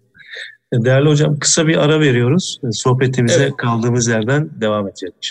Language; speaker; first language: Turkish; native; Turkish